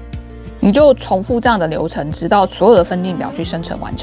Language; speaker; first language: Chinese; native; Chinese